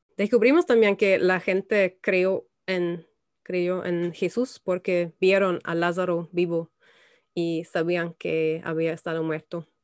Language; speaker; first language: Spanish; non-native, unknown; German